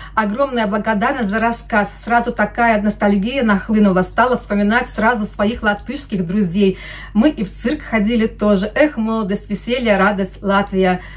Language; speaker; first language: Russian; non-native, local second language; Lithuanian